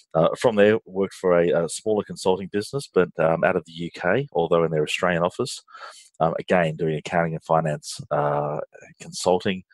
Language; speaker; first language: English; native; English